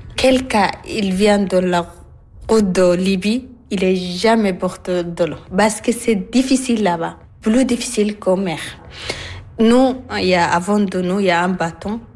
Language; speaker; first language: French; non-native, learner; Arabic